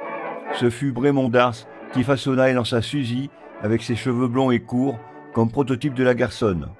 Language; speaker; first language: French; native; French